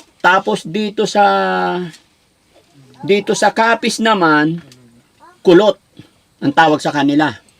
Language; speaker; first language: Filipino; native; Filipino